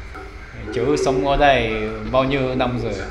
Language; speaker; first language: Vietnamese; non-native, fluent; Japanese